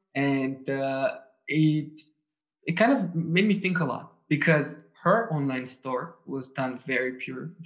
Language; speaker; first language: English; non-native, fluent; Russian